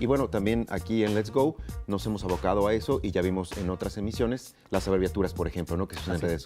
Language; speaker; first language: Spanish; native; Spanish